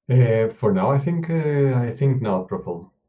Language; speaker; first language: English; non-native, learner; Spanish